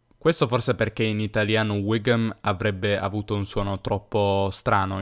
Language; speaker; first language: Italian; native; Italian